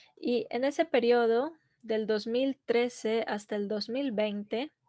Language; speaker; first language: Spanish; non-native, fluent; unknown